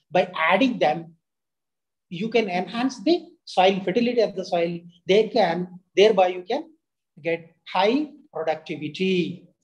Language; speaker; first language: English; non-native, local second language; Telugu